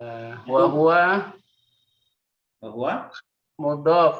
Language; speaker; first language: Arabic; non-native, learner; Indonesian